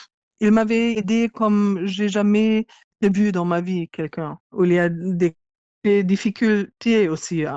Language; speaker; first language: French; non-native, fluent; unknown